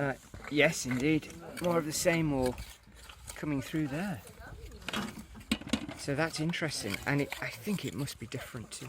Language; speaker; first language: English; native; English